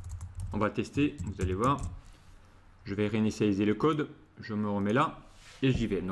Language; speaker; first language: French; native; French